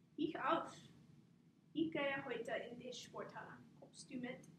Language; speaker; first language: German; non-native, learner; English